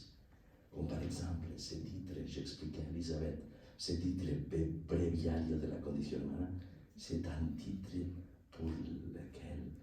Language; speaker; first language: French; non-native, learner; Spanish